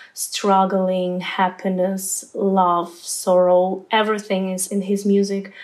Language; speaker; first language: English; non-native, fluent; Ukrainian